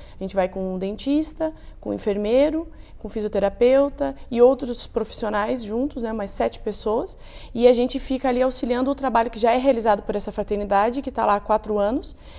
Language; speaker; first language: Portuguese; native; Portuguese